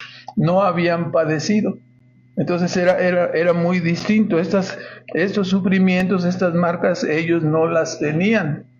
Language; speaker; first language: Spanish; native; Spanish